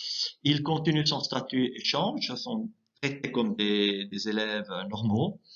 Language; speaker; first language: French; non-native, local second language; German